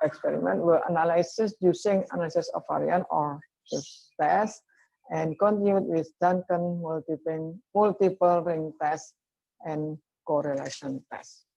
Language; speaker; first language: English; non-native, fluent; Indonesian